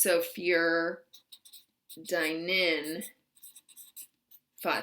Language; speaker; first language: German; non-native, fluent; English